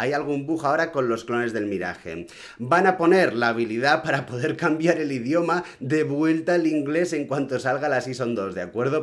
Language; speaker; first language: Spanish; native; Spanish